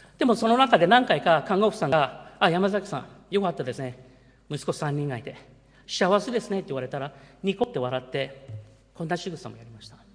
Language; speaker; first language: Japanese; early bilingual, heritage; Japanese